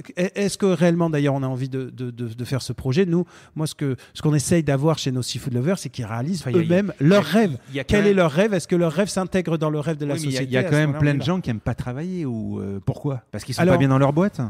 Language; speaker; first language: French; native; French